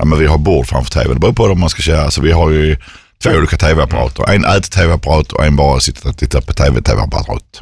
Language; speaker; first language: Swedish; native; Swedish